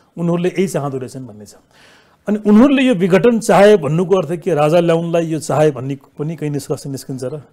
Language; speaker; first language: Nepali; native; Nepali